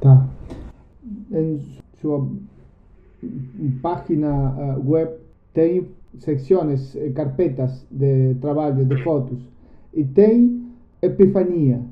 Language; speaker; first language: Portuguese; non-native, learner; Spanish